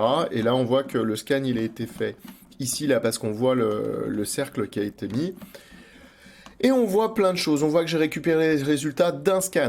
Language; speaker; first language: French; native; French